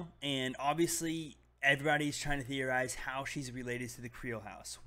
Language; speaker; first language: English; native; English